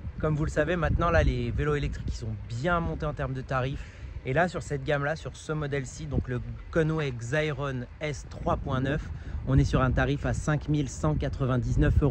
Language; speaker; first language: French; native; French